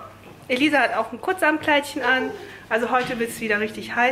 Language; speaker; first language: German; native; German